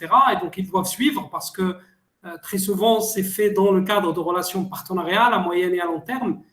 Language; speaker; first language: French; non-native, local second language; Arabic